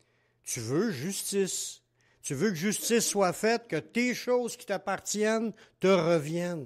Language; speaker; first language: French; native; French